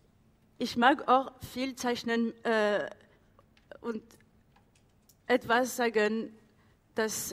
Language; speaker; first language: German; non-native, learner; French